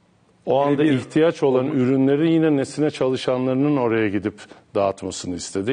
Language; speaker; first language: Turkish; native; Turkish